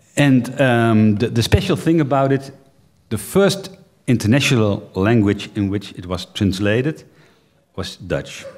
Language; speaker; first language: English; non-native, fluent; Dutch